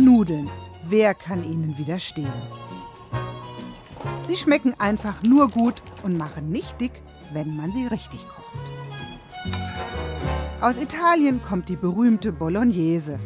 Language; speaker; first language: German; native; German